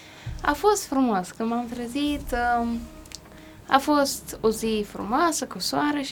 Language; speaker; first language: Romanian; early bilingual, heritage; Romanian